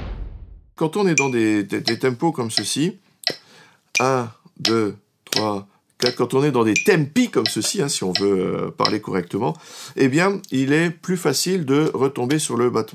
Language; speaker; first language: French; native; French